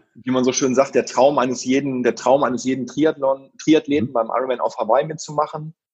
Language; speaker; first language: German; native; German